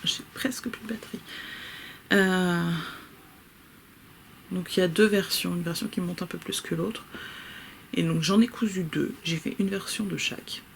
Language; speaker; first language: French; native; French